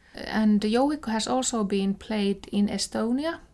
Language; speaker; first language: English; non-native, fluent; Finnish